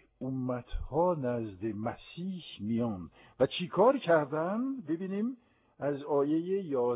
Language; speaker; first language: Persian; non-native, fluent; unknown